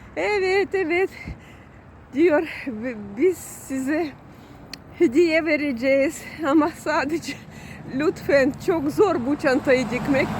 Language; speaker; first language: Turkish; non-native, learner; Russian